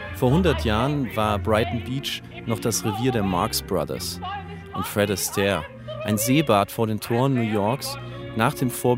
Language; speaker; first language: German; native; German